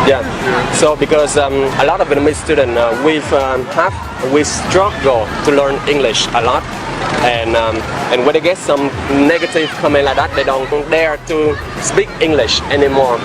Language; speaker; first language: English; non-native, fluent; Vietnamese